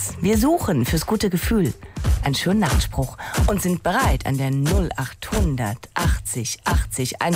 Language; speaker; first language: German; native; German